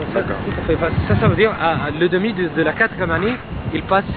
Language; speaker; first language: French; non-native, fluent; Arabic